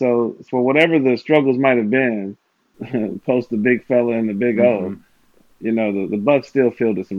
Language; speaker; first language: English; native; English